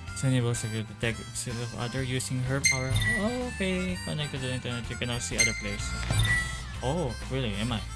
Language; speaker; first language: English; non-native, local second language; Filipino